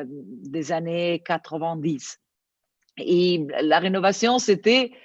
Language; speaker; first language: French; non-native, learner; Italian